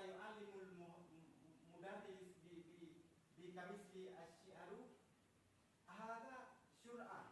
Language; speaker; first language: Arabic; non-native, learner; Achinese